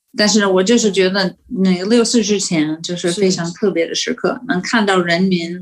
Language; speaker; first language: Chinese; non-native, fluent; English